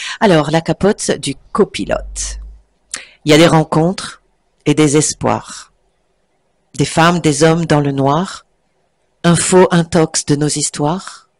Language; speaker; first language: French; native; French